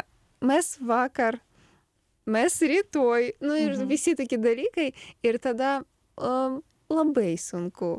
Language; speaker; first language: Lithuanian; non-native, learner; Ukrainian